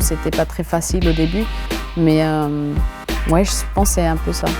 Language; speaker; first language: French; non-native, local second language; German